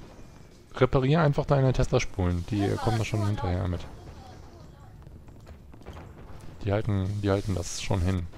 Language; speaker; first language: German; native; German